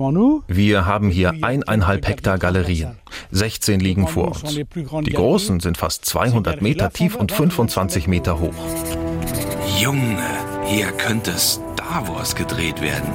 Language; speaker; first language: German; native; German